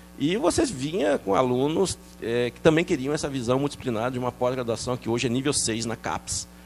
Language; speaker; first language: Portuguese; early bilingual, other home language; French